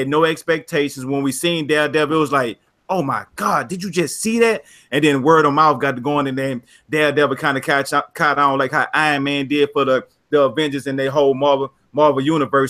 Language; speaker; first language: English; native; English